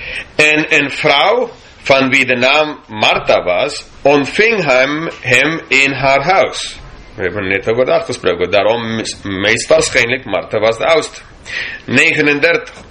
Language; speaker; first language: Dutch; non-native, fluent; English